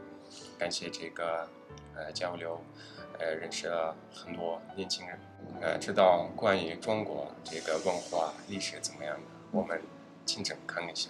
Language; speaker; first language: Chinese; non-native, learner; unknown